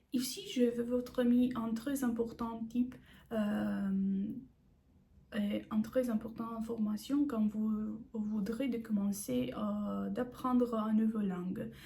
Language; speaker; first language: French; non-native, learner; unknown